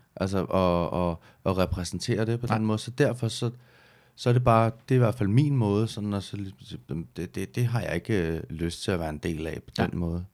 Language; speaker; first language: Danish; native; Danish